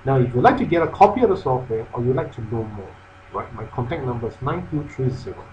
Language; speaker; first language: English; non-native, local second language; Chinese